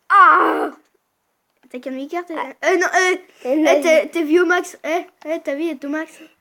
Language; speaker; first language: French; native; French